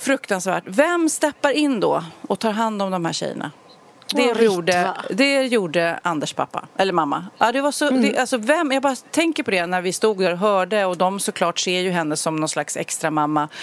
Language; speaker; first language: Swedish; native; Swedish